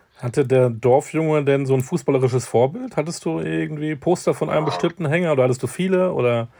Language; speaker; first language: German; native; German